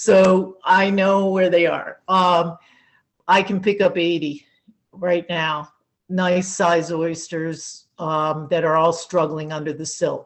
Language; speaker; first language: English; native; English